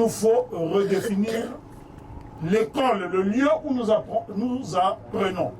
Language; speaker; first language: French; non-native, local second language; Kongo